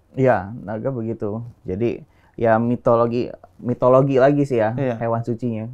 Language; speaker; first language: Indonesian; native; Indonesian